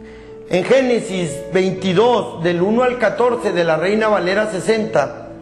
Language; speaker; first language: Spanish; native; Spanish